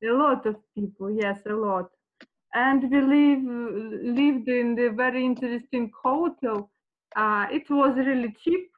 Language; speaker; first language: English; non-native, learner; Russian